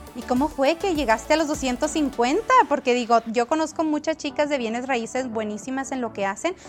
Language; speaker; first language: Spanish; native; Spanish